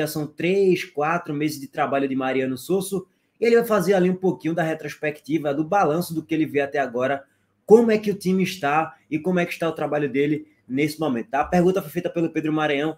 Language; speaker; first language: Portuguese; native; Portuguese